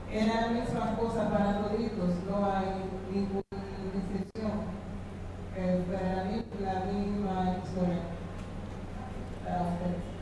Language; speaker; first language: Spanish; non-native, fluent; Haitian Creole